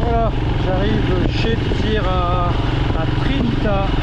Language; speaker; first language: French; native; French